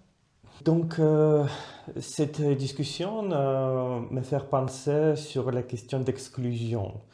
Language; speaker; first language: French; non-native, fluent; Russian